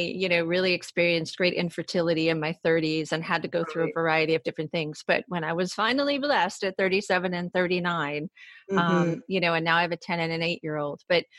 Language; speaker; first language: English; native; English